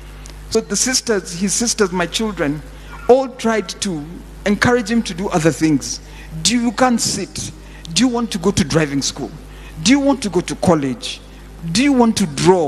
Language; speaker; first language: English; non-native, local second language; Swahili